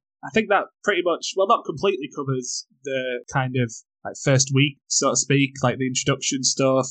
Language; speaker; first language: English; native; English